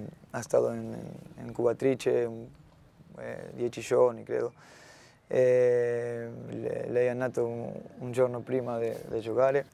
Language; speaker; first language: Italian; non-native, fluent; Spanish